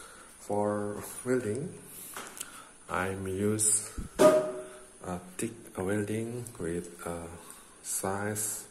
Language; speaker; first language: English; non-native, learner; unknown